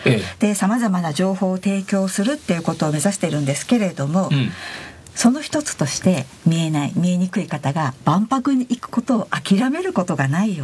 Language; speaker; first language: Japanese; native; Japanese